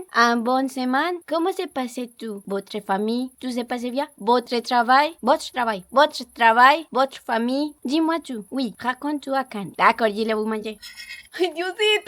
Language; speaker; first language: French; non-native, learner; Spanish